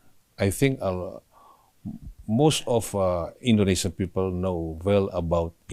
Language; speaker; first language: English; non-native, learner; Indonesian